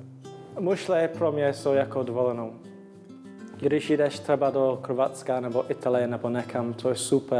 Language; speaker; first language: Czech; non-native, learner; English